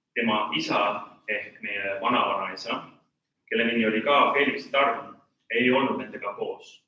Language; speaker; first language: Estonian; native; Estonian